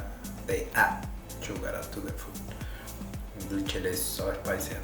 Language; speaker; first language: English; non-native, learner; Spanish